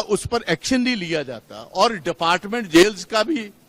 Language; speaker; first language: Hindi; non-native, local second language; Punjabi